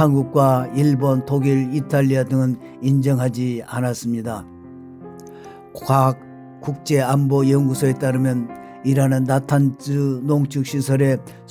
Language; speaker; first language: Korean; native; Korean